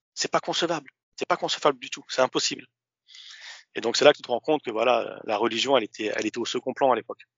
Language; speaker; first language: French; early bilingual, other home language; Arabic